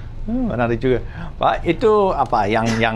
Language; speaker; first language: Indonesian; non-native, fluent; English